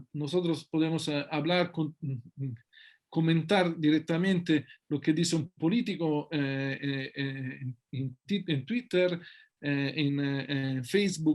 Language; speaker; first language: Spanish; non-native, fluent; Italian